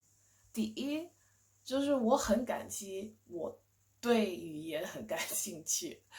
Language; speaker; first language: Chinese; non-native, fluent; English